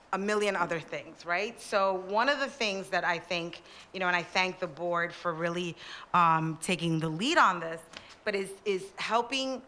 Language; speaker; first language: English; early bilingual, other home language; Spanish